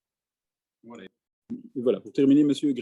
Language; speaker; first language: French; native; French